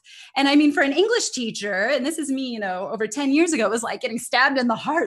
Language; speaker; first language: English; native; English